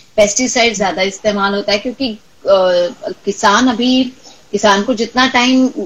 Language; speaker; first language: Hindi; non-native, local second language; Marathi